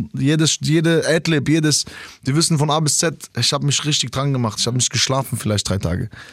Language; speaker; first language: German; early bilingual, other home language; Albanian